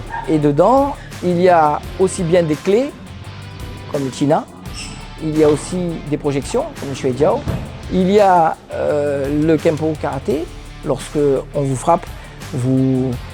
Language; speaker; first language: French; early bilingual, other home language; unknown